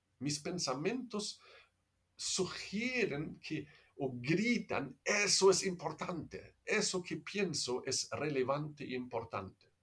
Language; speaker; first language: Spanish; non-native, fluent; German